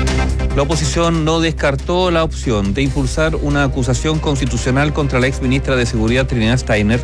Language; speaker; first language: Spanish; native; Spanish